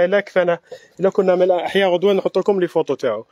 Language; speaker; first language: Arabic; native; Arabic